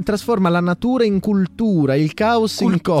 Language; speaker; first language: Italian; native; Italian